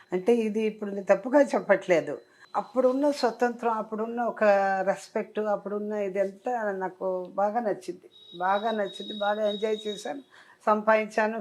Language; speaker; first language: Telugu; native; Telugu